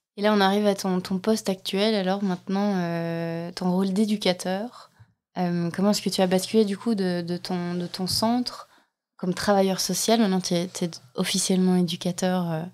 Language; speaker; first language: French; native; French